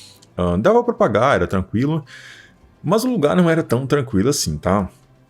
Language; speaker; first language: Portuguese; native; Portuguese